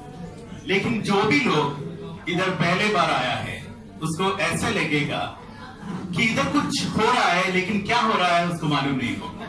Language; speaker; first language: Hindi; non-native, fluent; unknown